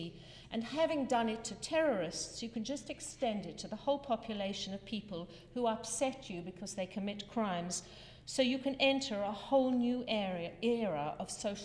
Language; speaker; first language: English; native; English